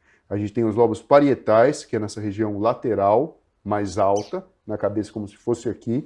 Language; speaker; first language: Portuguese; native; Portuguese